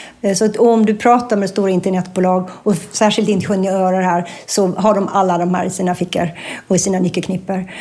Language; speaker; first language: Swedish; native; Swedish